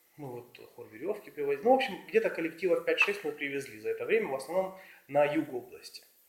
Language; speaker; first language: Russian; native; Russian